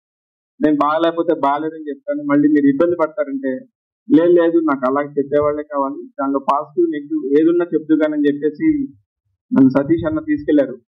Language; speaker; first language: Telugu; native; Telugu